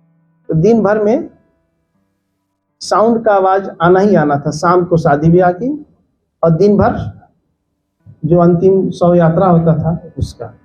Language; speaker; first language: Hindi; native; Hindi